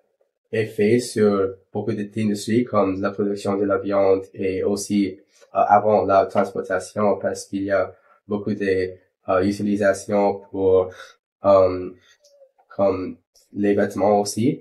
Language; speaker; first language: French; non-native, local second language; English